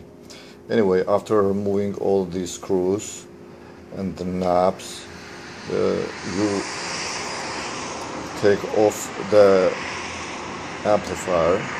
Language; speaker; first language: English; non-native, fluent; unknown